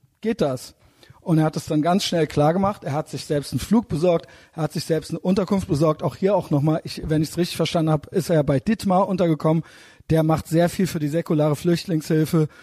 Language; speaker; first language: German; native; German